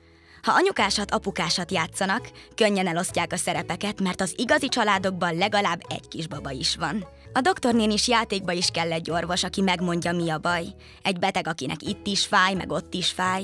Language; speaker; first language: Hungarian; native; Hungarian